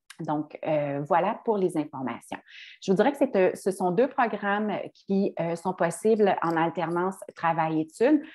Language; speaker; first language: French; native; French